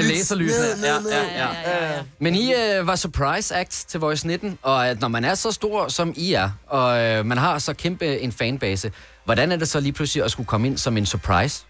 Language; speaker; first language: Danish; native; Danish